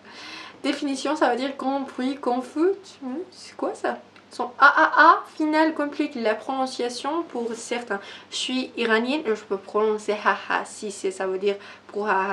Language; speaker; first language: French; non-native, learner; Persian